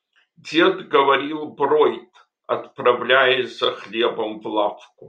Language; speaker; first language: Russian; native; Russian